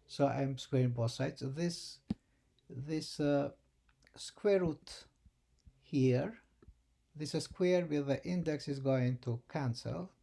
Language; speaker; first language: English; non-native, fluent; Albanian